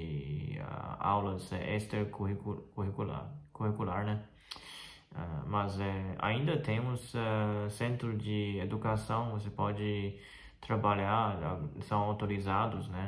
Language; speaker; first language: Portuguese; non-native, fluent; Chinese